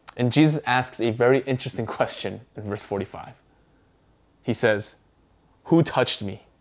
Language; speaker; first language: English; early bilingual, other home language; Korean